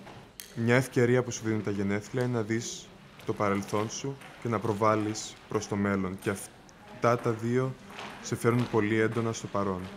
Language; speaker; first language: Greek; native; Greek